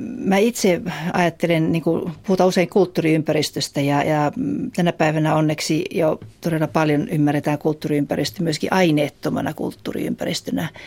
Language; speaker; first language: Finnish; native; Finnish